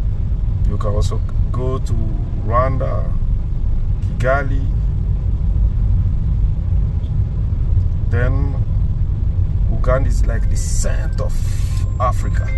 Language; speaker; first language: English; non-native, learner; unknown